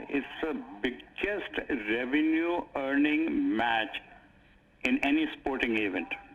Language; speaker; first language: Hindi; non-native, local second language; Punjabi